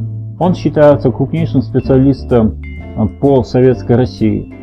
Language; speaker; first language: Russian; native; Russian